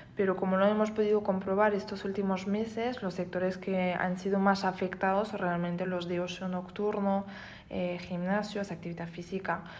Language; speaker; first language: Spanish; non-native, fluent; French